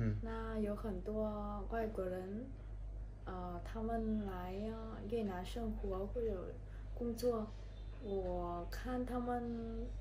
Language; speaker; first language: Chinese; non-native, learner; Vietnamese